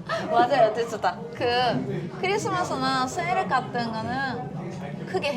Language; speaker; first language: Korean; non-native, fluent; Japanese